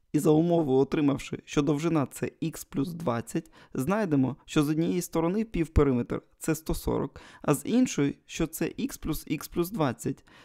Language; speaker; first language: Ukrainian; non-native, local second language; Russian